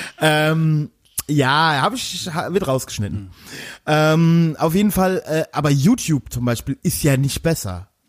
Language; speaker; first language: German; native; German